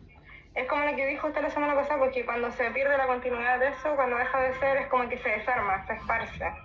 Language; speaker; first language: Spanish; native; Spanish